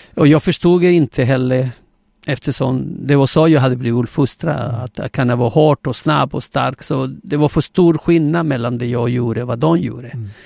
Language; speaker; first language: Swedish; non-native, fluent; Spanish